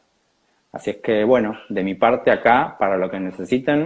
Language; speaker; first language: Spanish; native; Spanish